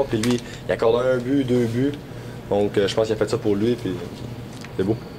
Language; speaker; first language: French; native; French